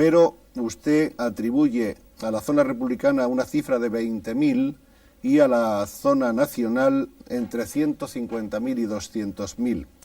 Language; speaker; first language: Spanish; native; Spanish